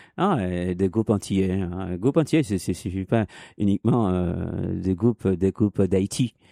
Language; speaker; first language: French; non-native, local second language; Haitian Creole